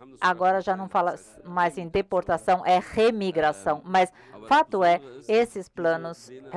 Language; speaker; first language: Portuguese; non-native, learner; German